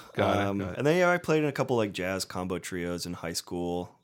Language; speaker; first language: English; native; English